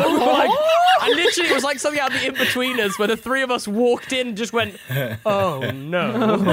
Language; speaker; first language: English; native; English